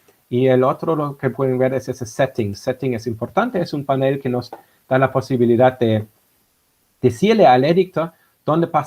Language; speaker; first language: Spanish; non-native, fluent; German